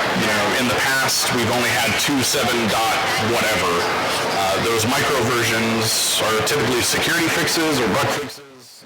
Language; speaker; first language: English; native; English